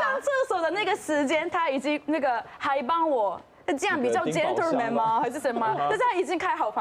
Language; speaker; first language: Chinese; non-native, fluent; Japanese